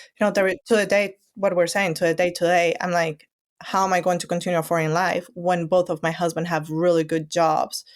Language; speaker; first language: English; non-native, fluent; Spanish